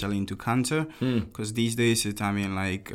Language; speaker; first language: English; non-native, local second language; Akan